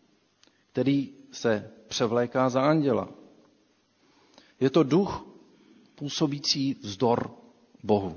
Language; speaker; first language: Czech; native; Czech